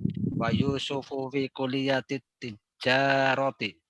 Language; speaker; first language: Arabic; non-native, learner; Indonesian